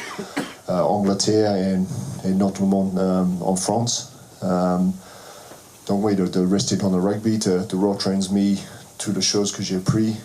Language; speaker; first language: French; non-native, fluent; English